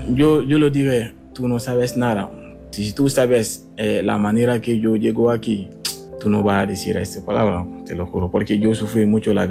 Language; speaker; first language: Spanish; non-native, learner; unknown